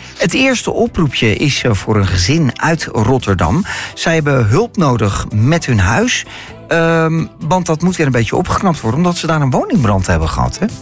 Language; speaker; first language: Dutch; native; Dutch